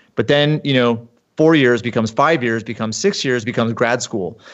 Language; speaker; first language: English; native; English